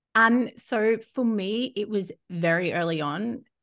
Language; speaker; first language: English; native; English